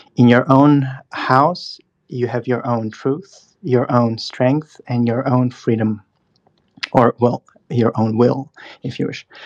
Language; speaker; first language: English; non-native, fluent; Russian